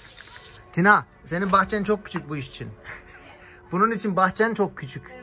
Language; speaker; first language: Turkish; native; Turkish